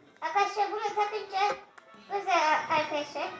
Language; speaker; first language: Turkish; early bilingual, heritage; Turkish